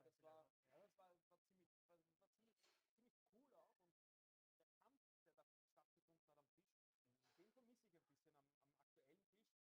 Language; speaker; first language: German; native; German